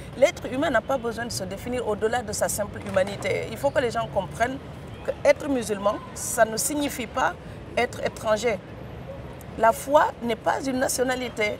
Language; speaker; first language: French; non-native, local second language; Serer